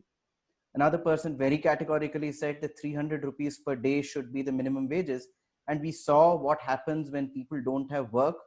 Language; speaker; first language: English; non-native, local second language; Hindi